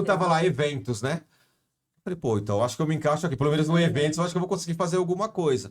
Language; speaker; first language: Portuguese; native; Portuguese